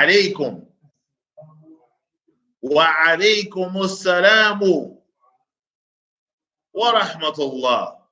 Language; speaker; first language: Arabic; non-native, fluent; English